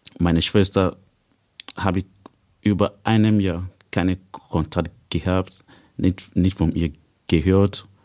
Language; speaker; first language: German; non-native, learner; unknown